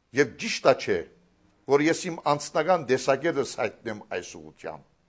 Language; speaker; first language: Armenian; native; Armenian